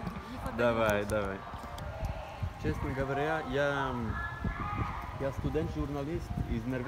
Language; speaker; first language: Russian; non-native, learner; Norwegian